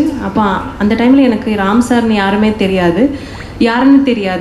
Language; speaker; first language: Tamil; non-native, learner; Malayalam